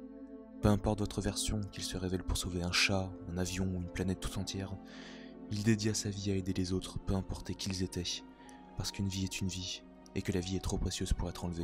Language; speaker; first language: French; native; French